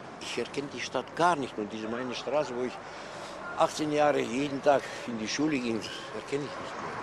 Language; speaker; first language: German; early bilingual, heritage; German